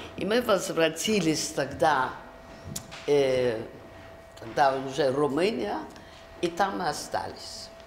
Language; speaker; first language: Russian; early bilingual, other home language; Yiddish